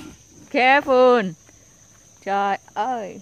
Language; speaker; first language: English; non-native, learner; Vietnamese